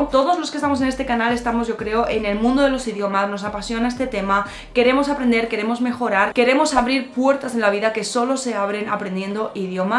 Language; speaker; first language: Spanish; native; Spanish